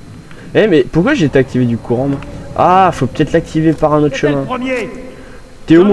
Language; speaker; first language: French; native; French